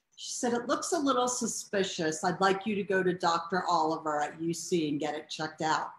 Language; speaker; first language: English; native; English